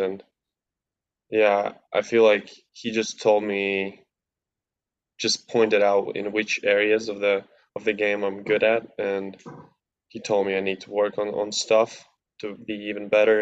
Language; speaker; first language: English; non-native, fluent; Latvian